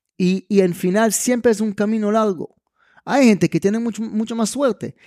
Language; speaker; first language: Spanish; non-native, fluent; Hebrew